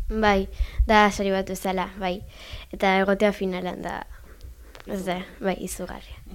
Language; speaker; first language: Basque; non-native, local second language; Spanish